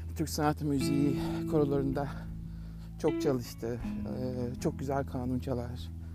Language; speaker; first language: Turkish; native; Turkish